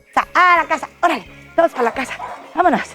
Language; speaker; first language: Spanish; native; Spanish